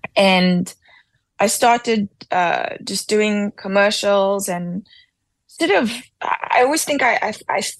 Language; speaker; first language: English; native; English